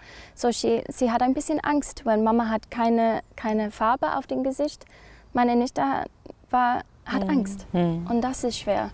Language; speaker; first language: German; non-native, learner; English